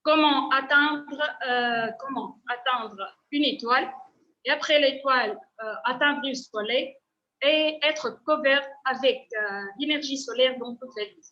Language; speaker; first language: French; non-native, local second language; Arabic